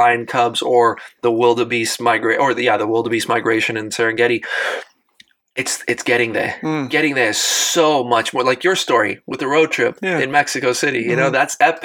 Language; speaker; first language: English; non-native, local second language; Afrikaans